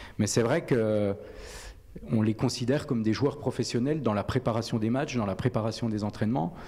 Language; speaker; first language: French; native; French